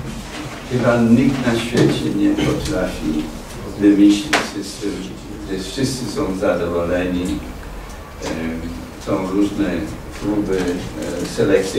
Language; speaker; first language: Polish; non-native, fluent; English